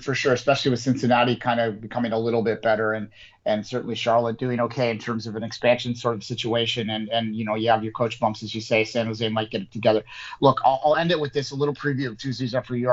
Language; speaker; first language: English; native; English